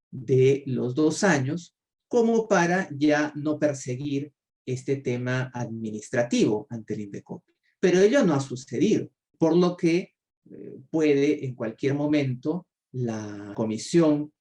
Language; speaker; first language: Spanish; native; Spanish